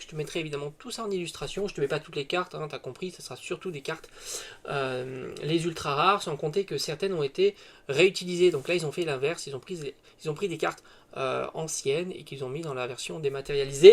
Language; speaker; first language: French; native; French